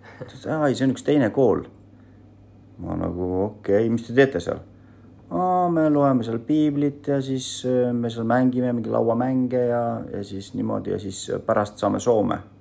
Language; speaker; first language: Estonian; early bilingual, other home language; Russian